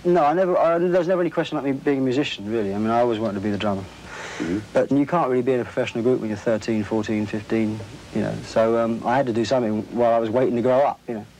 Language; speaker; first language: English; native; English